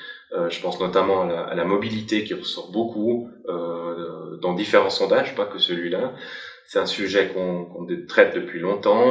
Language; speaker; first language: French; native; French